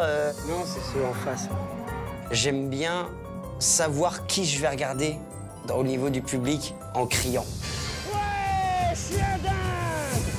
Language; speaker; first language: French; native; French